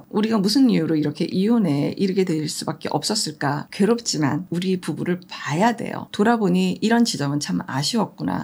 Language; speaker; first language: Korean; native; Korean